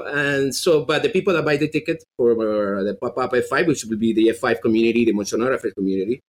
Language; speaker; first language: English; non-native, fluent; Spanish